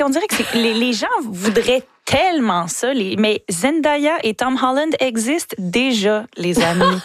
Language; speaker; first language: French; native; French